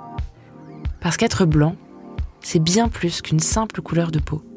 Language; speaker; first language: French; native; French